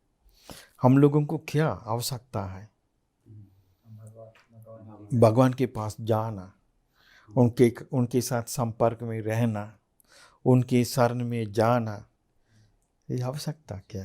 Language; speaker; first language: Hindi; non-native, fluent; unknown